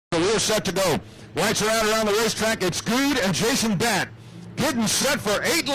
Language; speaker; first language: English; native; English